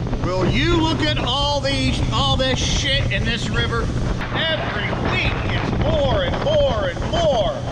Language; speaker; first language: English; native; English